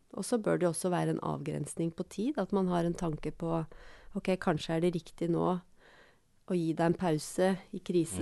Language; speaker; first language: Norwegian; native; Norwegian